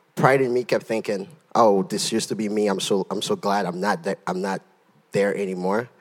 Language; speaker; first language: English; early bilingual, other home language; Haitian Creole